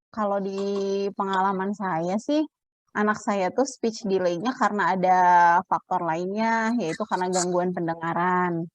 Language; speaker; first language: Indonesian; native; Indonesian